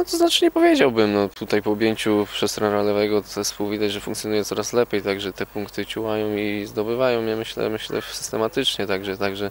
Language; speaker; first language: Polish; native; Polish